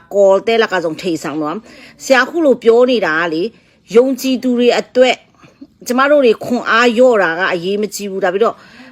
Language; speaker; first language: Burmese; non-native, local second language; Tedim Chin